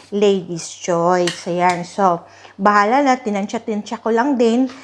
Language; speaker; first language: Filipino; non-native, local second language; Cebuano